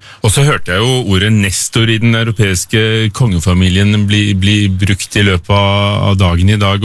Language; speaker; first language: Norwegian; native; Norwegian